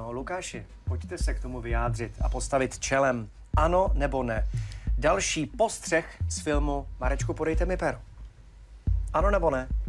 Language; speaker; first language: Czech; native; Czech